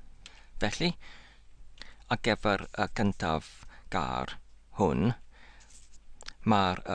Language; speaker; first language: Welsh; non-native, learner; English